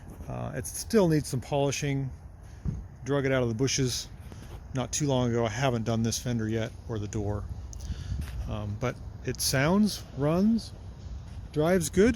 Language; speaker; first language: English; native; English